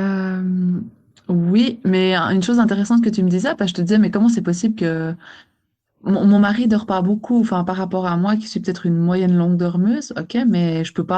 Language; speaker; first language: French; native; French